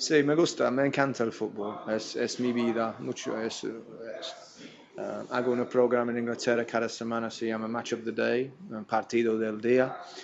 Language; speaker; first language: Spanish; non-native, fluent; English